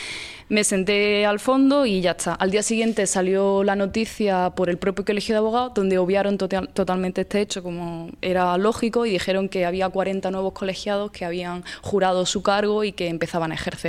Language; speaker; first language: Spanish; native; Spanish